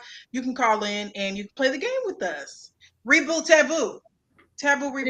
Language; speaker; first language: English; native; English